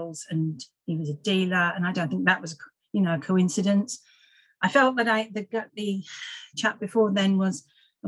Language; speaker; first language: English; native; English